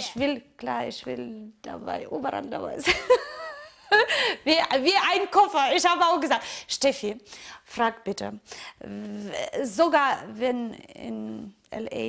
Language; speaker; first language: German; non-native, fluent; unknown